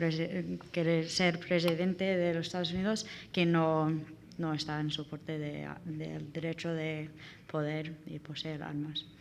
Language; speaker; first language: Spanish; non-native, learner; English